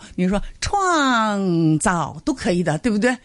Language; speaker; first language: Chinese; non-native, local second language; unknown